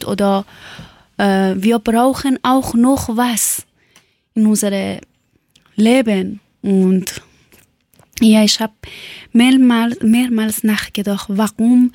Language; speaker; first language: German; non-native, learner; Persian